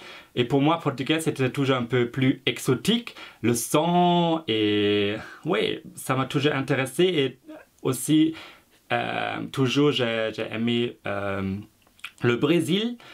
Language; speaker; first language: French; non-native, fluent; German